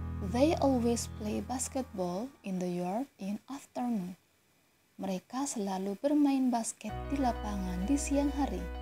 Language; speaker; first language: English; non-native, fluent; Indonesian